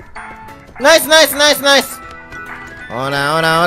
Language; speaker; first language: Japanese; native; Japanese